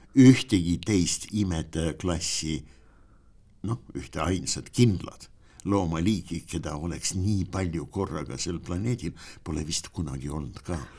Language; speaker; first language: Estonian; non-native, local second language; Russian